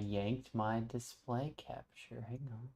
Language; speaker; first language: English; native; English